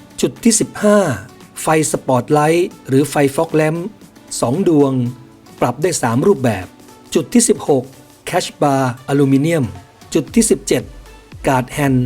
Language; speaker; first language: Thai; native; Thai